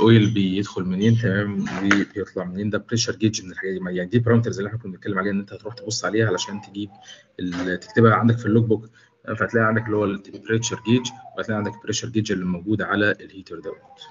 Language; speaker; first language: Arabic; native; Arabic